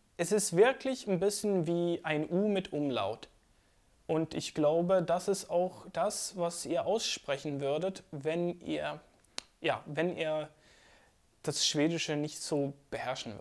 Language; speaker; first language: German; non-native, fluent; Swedish